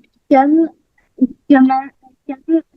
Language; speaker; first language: Arabic; non-native, learner; Urdu